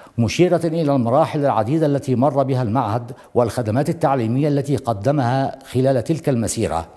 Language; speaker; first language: Arabic; non-native, local second language; Somali